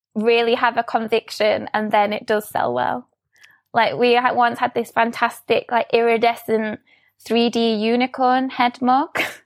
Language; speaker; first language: English; native; English